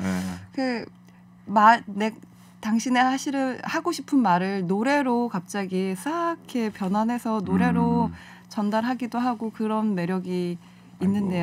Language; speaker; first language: Korean; native; Korean